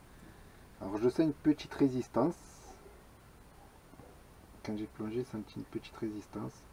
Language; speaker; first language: French; native; French